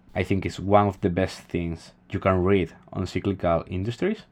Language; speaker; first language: English; non-native, fluent; Spanish